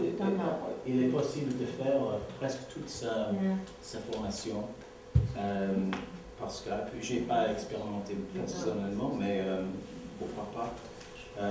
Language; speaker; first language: French; non-native, learner; English